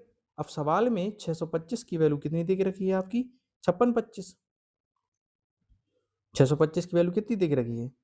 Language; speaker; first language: Hindi; native; Hindi